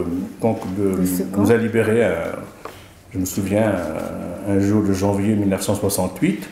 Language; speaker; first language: French; non-native, local second language; Arabic